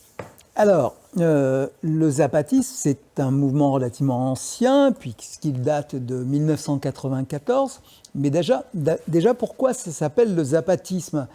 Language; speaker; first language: French; native; French